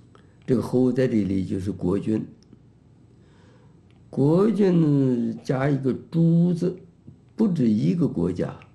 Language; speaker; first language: Chinese; native; Chinese